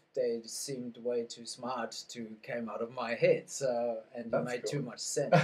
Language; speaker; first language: English; non-native, fluent; German